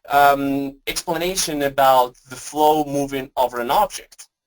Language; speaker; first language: English; non-native, fluent; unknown